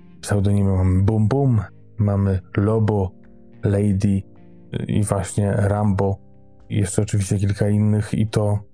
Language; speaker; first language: Polish; native; Polish